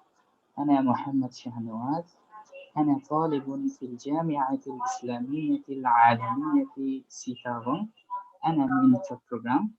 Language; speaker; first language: Arabic; non-native, learner; Bangla